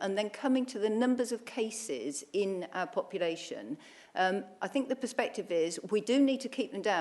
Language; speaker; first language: English; native; English